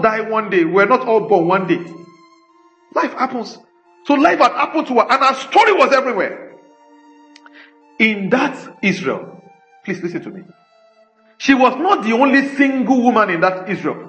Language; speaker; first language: English; non-native, local second language; Yoruba